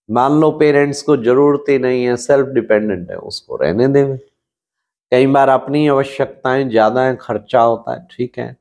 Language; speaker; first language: Hindi; native; Hindi